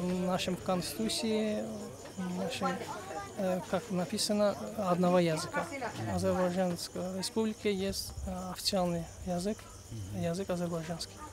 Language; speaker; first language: Russian; non-native, fluent; Azerbaijani